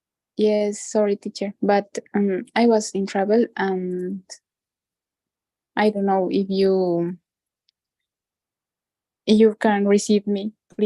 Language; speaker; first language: English; non-native, learner; Spanish